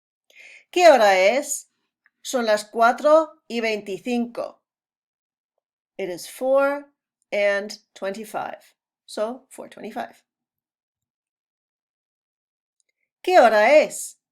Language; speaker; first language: Spanish; non-native, fluent; English